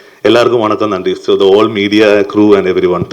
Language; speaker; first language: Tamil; non-native, learner; Malayalam